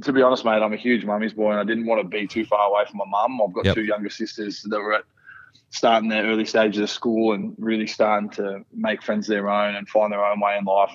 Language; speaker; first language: English; native; English